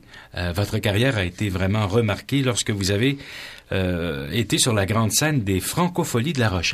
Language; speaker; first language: French; native; French